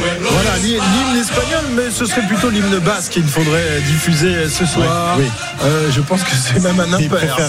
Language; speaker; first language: French; native; French